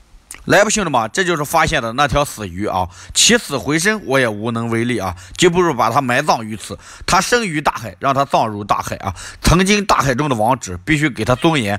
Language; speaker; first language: Chinese; native; Chinese